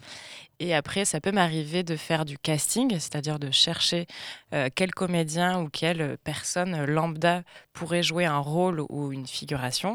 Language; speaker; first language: French; native; French